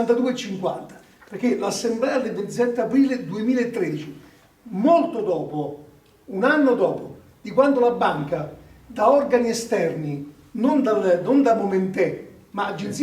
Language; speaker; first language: Italian; native; Italian